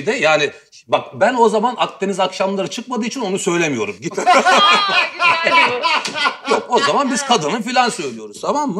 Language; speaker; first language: Turkish; native; Turkish